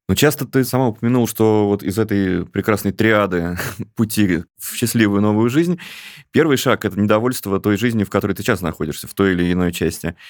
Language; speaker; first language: Russian; native; Russian